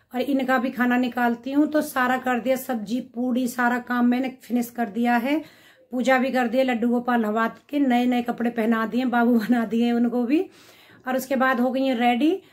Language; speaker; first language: Hindi; native; Hindi